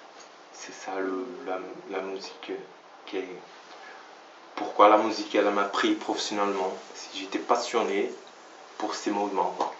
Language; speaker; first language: French; non-native, fluent; Portuguese